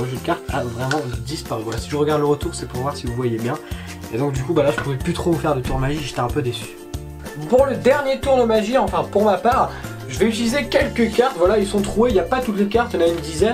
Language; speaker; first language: French; native; French